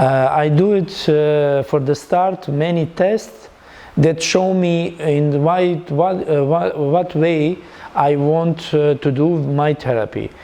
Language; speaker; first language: English; non-native, learner; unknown